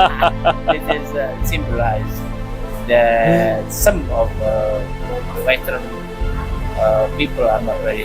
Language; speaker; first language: English; non-native, learner; Indonesian